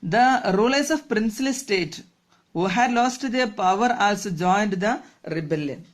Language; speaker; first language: English; non-native, local second language; Malayalam